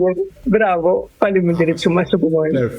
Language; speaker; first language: Albanian; non-native, learner; German